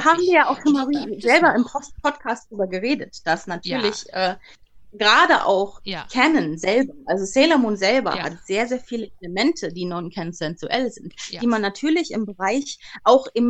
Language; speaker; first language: German; native; German